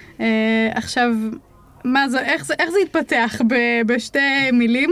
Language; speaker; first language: Hebrew; native; Hebrew